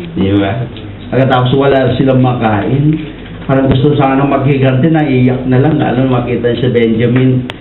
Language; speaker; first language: Filipino; non-native, local second language; Iloko